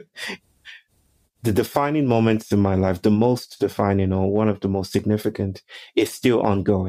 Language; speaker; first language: English; non-native, local second language; Yoruba